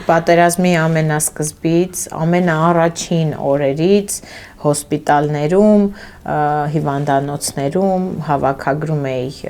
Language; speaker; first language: Armenian; early bilingual, heritage; Armenian